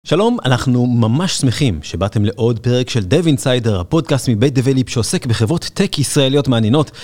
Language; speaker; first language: Hebrew; native; Hebrew